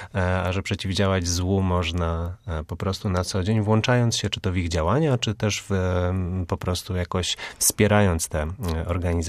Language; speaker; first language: Polish; native; Polish